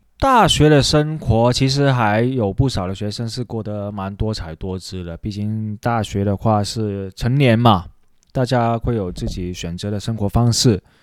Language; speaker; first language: Chinese; non-native, local second language; Cantonese